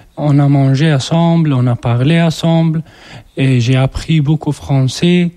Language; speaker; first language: French; non-native, learner; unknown